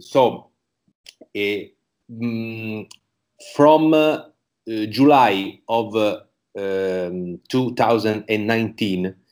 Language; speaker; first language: English; non-native, learner; Italian